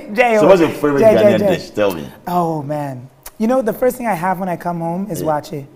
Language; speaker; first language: English; early bilingual, other home language; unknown